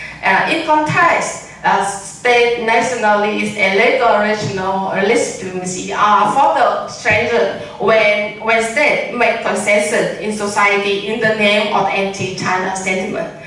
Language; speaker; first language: English; non-native, learner; Vietnamese